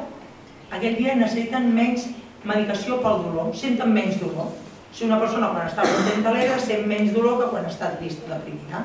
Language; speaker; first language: Catalan; native; Catalan